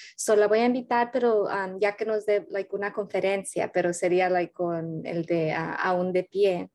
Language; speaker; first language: Spanish; early bilingual, heritage; Spanish